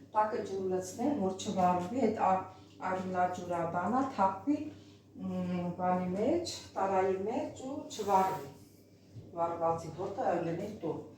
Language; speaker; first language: Armenian; native; Armenian